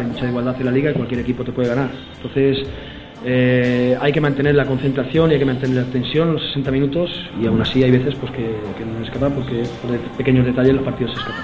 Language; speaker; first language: Spanish; native; Spanish